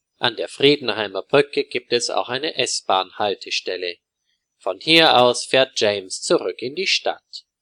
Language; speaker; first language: German; native; German